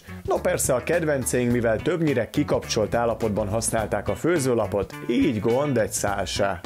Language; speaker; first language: Hungarian; native; Hungarian